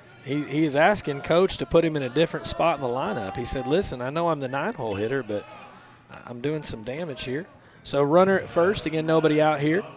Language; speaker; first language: English; native; English